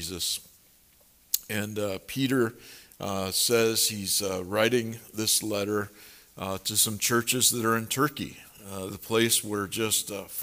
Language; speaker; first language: English; native; English